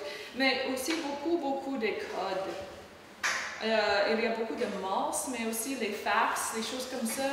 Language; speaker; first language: French; non-native, learner; English